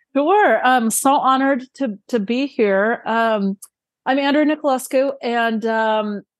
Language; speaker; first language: English; early bilingual, other home language; Romanian